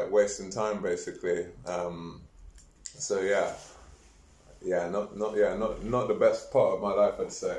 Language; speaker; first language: English; native; English